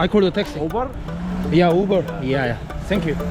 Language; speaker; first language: English; non-native, learner; Korean